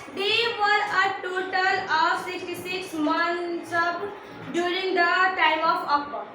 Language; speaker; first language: English; non-native, local second language; Hindi